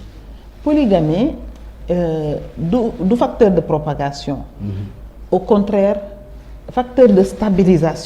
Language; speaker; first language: French; non-native, local second language; Wolof